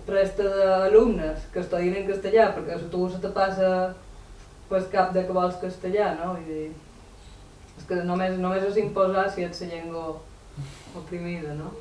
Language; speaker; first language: Catalan; native; Catalan